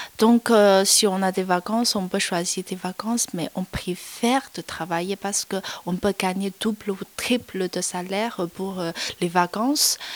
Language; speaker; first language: French; non-native, learner; Chinese